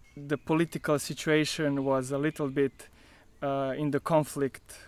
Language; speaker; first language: English; non-native, fluent; Croatian